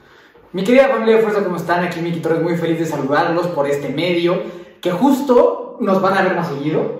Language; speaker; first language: Spanish; native; Spanish